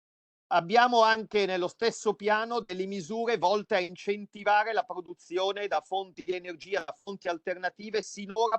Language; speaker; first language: Italian; native; Italian